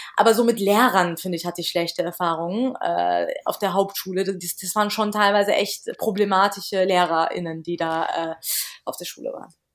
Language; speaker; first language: German; early bilingual, other home language; Persian